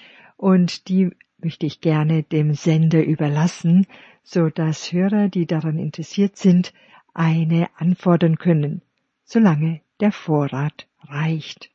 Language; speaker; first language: German; native; German